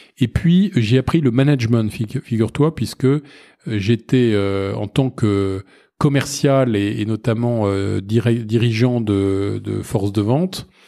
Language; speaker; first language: French; native; French